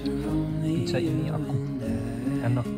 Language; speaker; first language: Indonesian; non-native, learner; Dutch